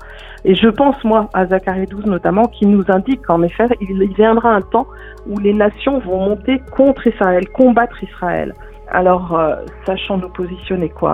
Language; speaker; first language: French; native; French